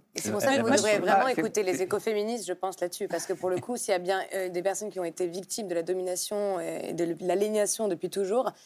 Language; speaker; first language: French; native; French